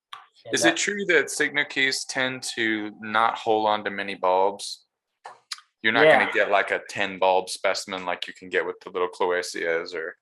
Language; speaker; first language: English; native; English